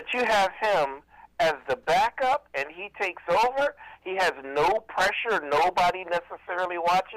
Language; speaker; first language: English; native; English